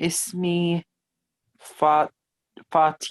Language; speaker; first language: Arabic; non-native, learner; English